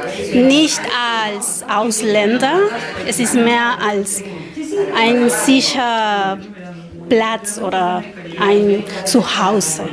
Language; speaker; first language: German; non-native, learner; Spanish